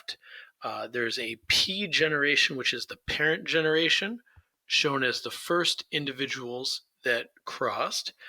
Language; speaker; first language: English; native; English